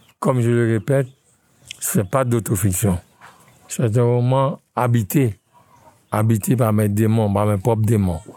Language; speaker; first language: French; non-native, local second language; Haitian Creole